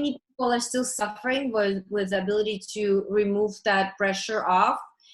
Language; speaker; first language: English; early bilingual, other home language; Russian